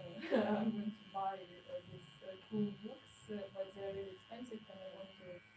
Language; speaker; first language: English; non-native, fluent; Ukrainian